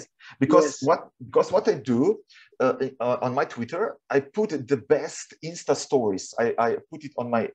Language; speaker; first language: English; non-native, fluent; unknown